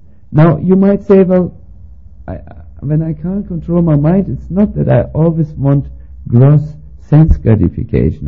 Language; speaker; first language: English; non-native, fluent; German